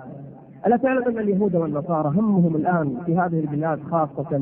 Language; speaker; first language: Arabic; native; Arabic